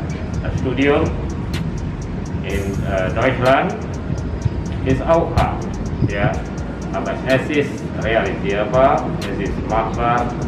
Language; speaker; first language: German; non-native, fluent; Indonesian